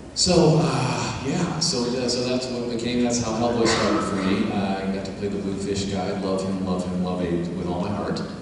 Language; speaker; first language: English; native; English